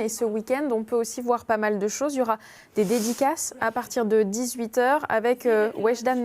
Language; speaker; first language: French; native; French